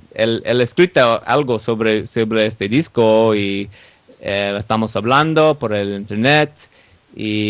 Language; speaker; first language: Spanish; non-native, learner; English